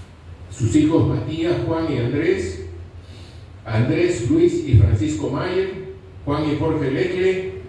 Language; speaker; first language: Spanish; native; Spanish